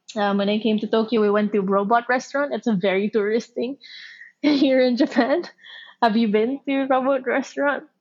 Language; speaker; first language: English; non-native, local second language; Filipino